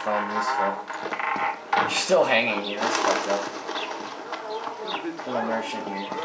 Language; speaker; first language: English; native; English